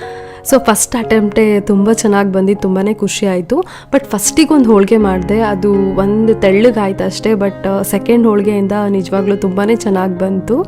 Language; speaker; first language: Kannada; native; Kannada